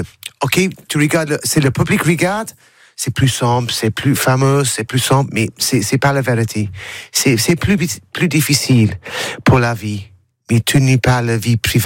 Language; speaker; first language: French; non-native, learner; English